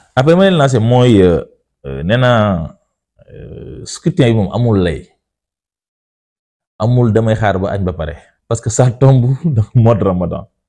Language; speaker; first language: French; non-native, local second language; Wolof